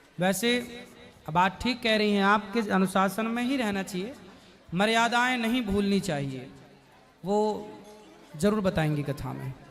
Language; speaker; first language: Hindi; native; Hindi